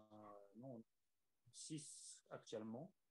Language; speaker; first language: French; non-native, learner; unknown